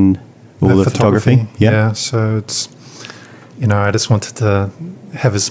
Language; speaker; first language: English; native; English